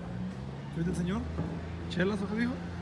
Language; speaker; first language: Spanish; native; Spanish